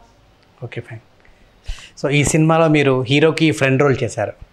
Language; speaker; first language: Telugu; native; Telugu